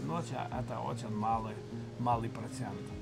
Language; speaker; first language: Russian; non-native, local second language; Lithuanian